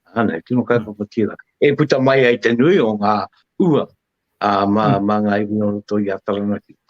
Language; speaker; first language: Māori; native; Māori